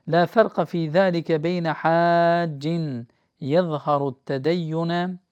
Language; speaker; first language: Arabic; non-native, fluent; Turkish